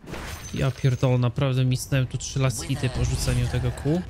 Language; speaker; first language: Polish; native; Polish